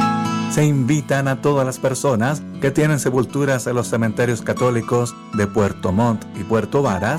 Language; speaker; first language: Spanish; native; Spanish